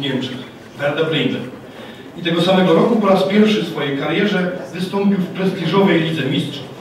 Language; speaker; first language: Polish; native; Polish